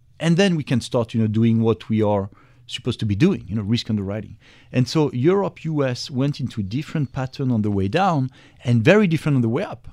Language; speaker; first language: English; non-native, fluent; French